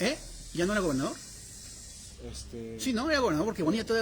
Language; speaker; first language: Spanish; native; Spanish